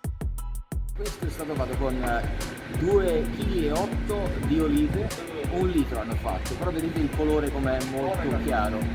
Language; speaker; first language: Italian; native; Italian